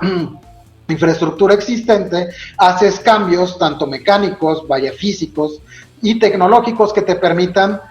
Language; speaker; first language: Spanish; native; Spanish